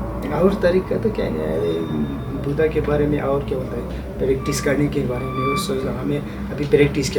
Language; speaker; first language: Hindi; non-native, local second language; Ladakhi